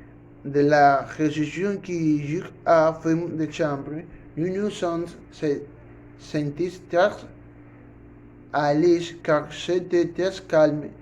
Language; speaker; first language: French; non-native, learner; Spanish